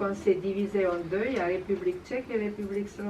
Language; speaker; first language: French; non-native, fluent; Slovak